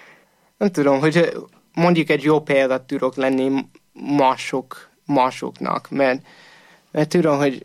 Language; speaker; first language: Hungarian; non-native, fluent; English